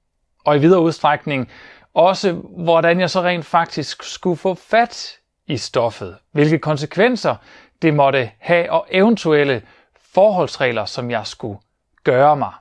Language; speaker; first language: Danish; native; Danish